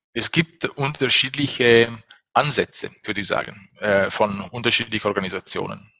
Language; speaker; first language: German; non-native, fluent; Italian